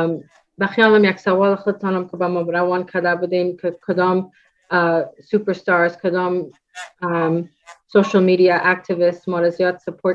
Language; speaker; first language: Persian; early bilingual, heritage; Persian